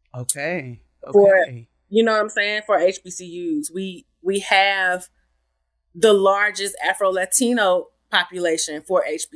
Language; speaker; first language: English; native; English